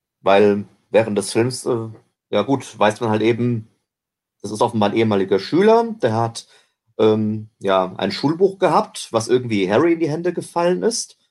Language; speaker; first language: German; native; German